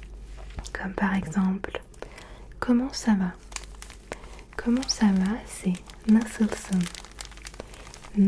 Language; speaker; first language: French; early bilingual, other home language; Turkish